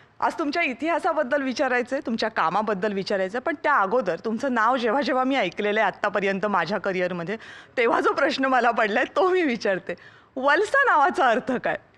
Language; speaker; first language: Marathi; native; Marathi